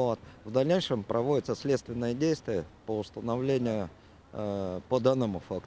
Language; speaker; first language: Russian; native; Russian